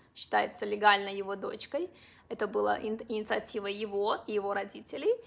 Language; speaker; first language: Russian; non-native, local second language; Uzbek